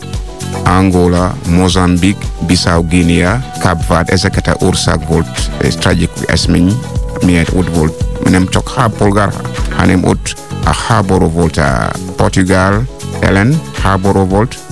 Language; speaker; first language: Hungarian; non-native, fluent; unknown